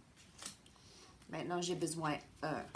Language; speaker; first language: French; non-native, fluent; English